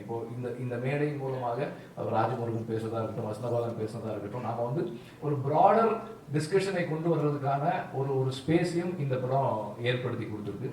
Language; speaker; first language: Tamil; native; Tamil